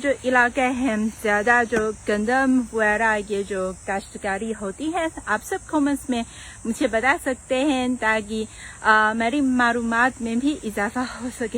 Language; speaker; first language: Urdu; non-native, fluent; Chinese